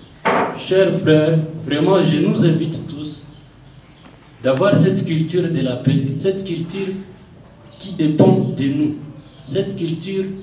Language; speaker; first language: French; non-native, local second language; Swahili